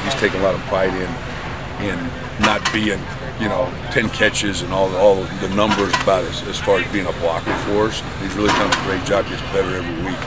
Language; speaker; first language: English; native; English